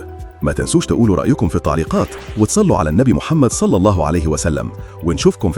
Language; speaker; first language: Arabic; native; Arabic